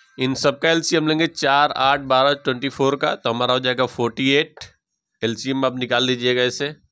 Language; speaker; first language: Hindi; native; Hindi